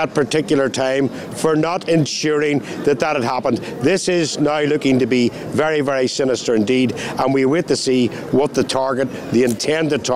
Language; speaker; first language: English; native; English